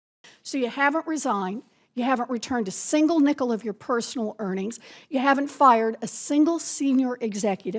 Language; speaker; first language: English; native; English